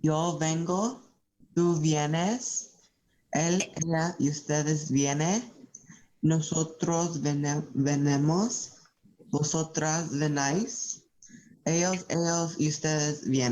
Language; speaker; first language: Spanish; non-native, learner; English